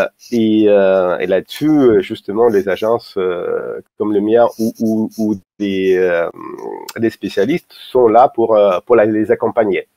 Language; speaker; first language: French; non-native, fluent; Russian